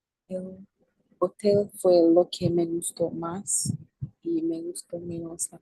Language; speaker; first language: Spanish; non-native, learner; English